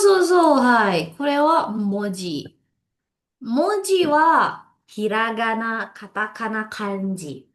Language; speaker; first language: Japanese; non-native, learner; Indonesian